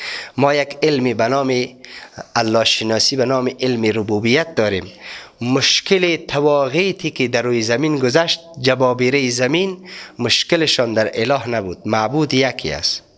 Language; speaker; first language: Persian; native; Persian